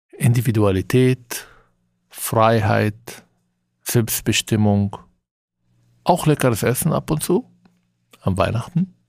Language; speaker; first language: German; non-native, fluent; Arabic